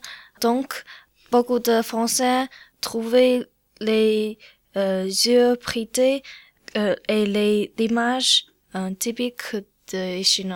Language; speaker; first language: French; non-native, learner; Chinese